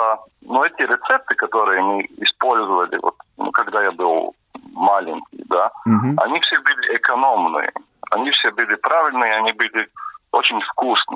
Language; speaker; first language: Russian; non-native, local second language; Latvian